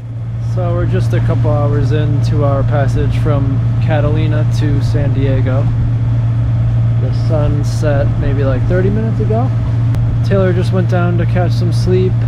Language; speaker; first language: English; native; English